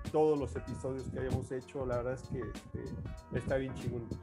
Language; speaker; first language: Spanish; native; Spanish